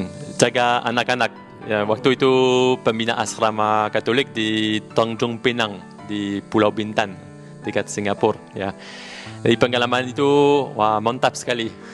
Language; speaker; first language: Indonesian; non-native, learner; French